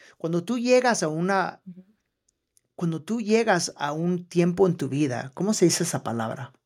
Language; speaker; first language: Spanish; early bilingual, heritage; Spanish